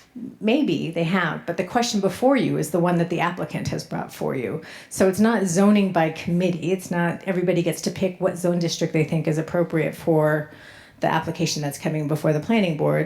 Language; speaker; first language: English; native; English